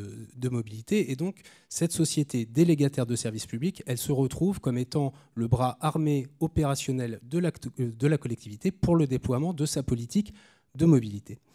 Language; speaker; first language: French; native; French